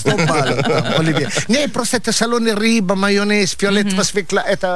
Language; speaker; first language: Russian; non-native, learner; Italian